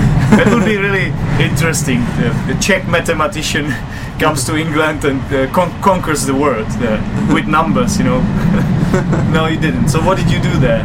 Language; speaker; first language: English; non-native, fluent; Czech